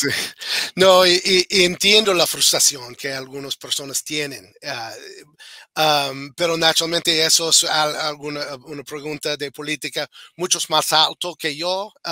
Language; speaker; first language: Spanish; non-native, fluent; English